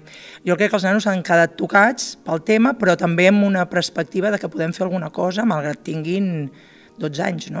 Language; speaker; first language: Catalan; native; Catalan